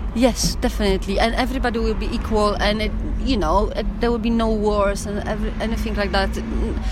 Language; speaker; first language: English; non-native, fluent; Polish